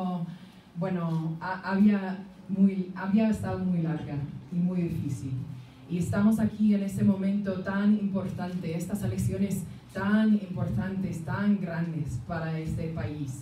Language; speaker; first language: Spanish; non-native, fluent; English